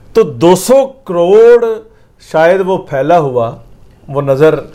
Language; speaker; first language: Urdu; native; Urdu